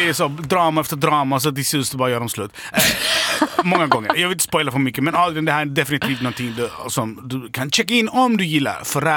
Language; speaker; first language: Swedish; native; Swedish